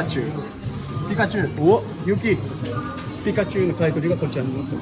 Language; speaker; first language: Japanese; non-native, fluent; Nepali